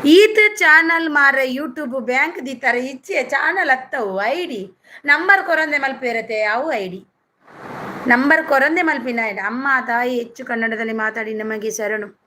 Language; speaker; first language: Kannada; non-native, local second language; Tulu